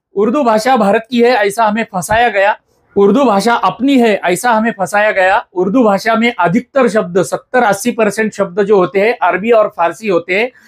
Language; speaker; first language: Hindi; non-native, local second language; Marathi